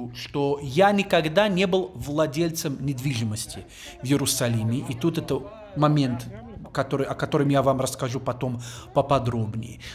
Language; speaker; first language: Russian; non-native, fluent; English